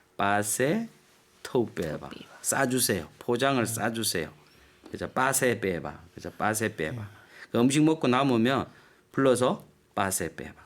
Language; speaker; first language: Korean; native; Korean